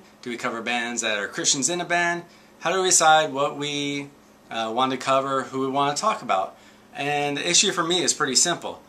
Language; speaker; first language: English; native; English